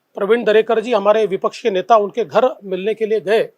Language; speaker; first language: Hindi; non-native, local second language; Marathi